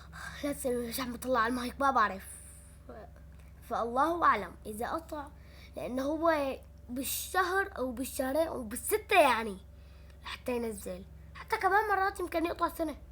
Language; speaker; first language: Arabic; native; Arabic